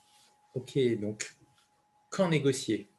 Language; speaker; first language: French; native; French